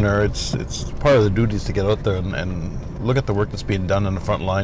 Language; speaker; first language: English; non-native, local second language; French